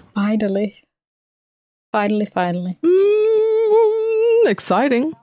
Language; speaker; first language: English; native; English